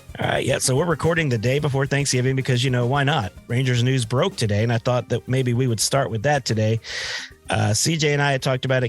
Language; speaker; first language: English; native; English